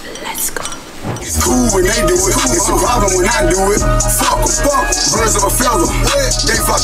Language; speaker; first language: English; native; English